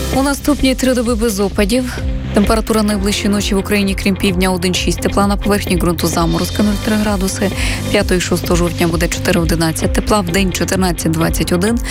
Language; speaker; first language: Ukrainian; native; Ukrainian